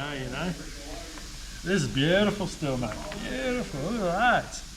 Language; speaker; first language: English; native; English